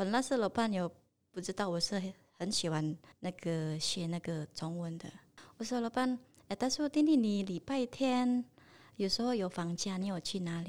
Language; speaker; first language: Chinese; non-native, learner; Indonesian